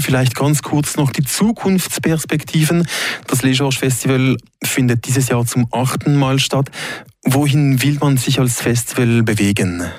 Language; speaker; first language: German; native; German